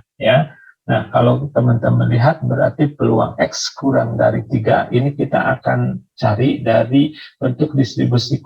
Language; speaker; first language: Indonesian; native; Indonesian